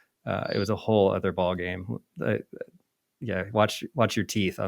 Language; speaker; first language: English; native; English